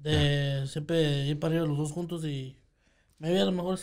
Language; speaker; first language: Spanish; native; Spanish